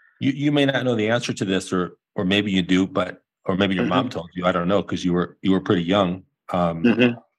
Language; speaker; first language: English; native; English